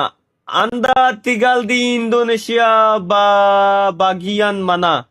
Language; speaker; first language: Indonesian; non-native, learner; Bangla